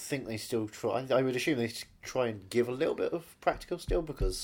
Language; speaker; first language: English; native; English